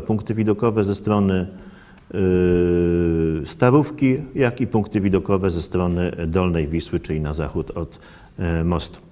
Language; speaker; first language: Polish; native; Polish